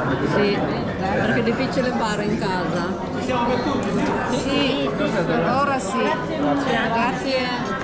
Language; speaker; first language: Italian; non-native, fluent; Filipino